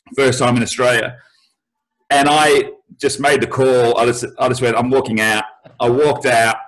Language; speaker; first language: English; native; English